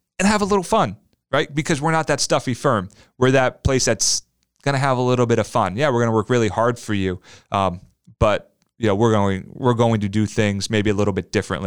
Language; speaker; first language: English; native; English